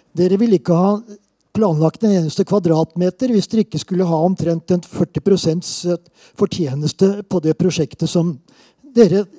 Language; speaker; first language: Norwegian; native; Norwegian